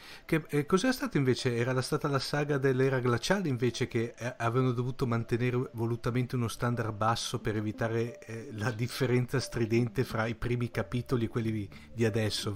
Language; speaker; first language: Italian; native; Italian